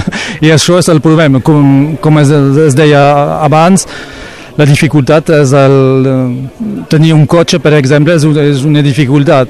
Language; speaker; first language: Catalan; non-native, local second language; French